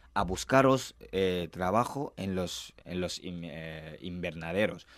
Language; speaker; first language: Spanish; non-native, fluent; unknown